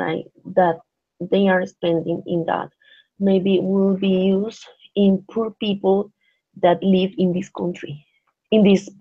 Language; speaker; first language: English; non-native, learner; Spanish